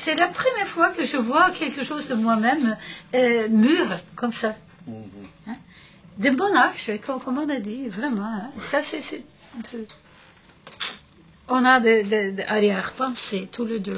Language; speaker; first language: French; non-native, fluent; Dutch